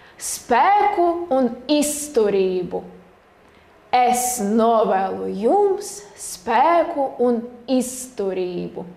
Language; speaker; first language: Latvian; non-native, local second language; Russian